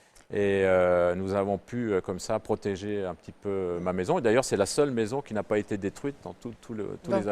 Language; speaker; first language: French; native; French